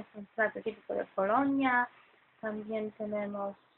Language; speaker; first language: Spanish; non-native, fluent; Polish